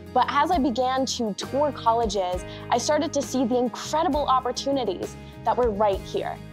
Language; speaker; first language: English; native; English